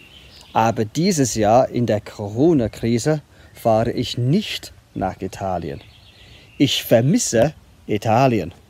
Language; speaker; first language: German; non-native, fluent; English